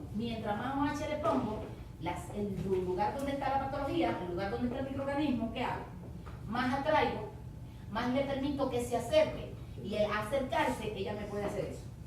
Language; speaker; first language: Spanish; native; Spanish